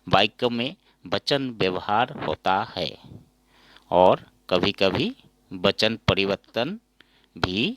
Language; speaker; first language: Hindi; non-native, local second language; Assamese